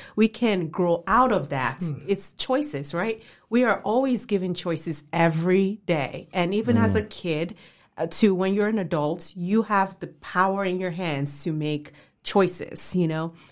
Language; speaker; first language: English; early bilingual, other home language; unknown